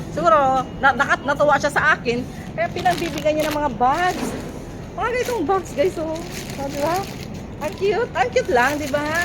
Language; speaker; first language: Filipino; non-native, local second language; Cebuano